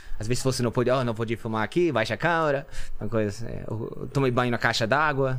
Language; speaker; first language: Portuguese; non-native, fluent; English